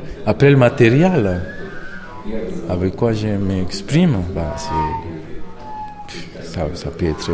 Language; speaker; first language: French; non-native, fluent; Spanish